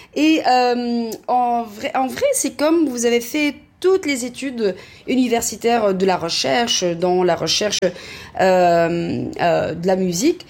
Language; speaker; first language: French; non-native, local second language; Arabic